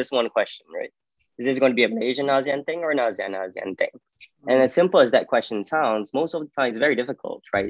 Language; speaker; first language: English; non-native, local second language; Malay